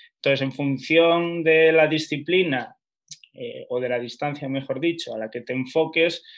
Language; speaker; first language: Spanish; native; Spanish